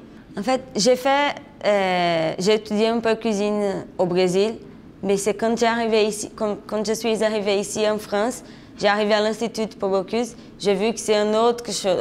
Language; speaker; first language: French; non-native, fluent; Portuguese